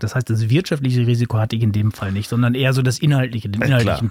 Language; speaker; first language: German; native; German